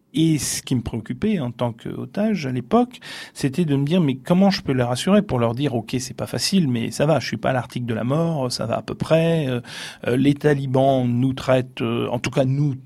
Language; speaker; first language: French; native; French